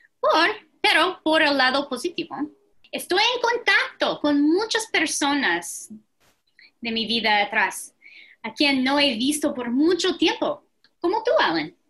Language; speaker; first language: Spanish; non-native, fluent; English